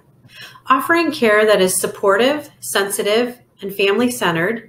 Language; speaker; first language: English; native; English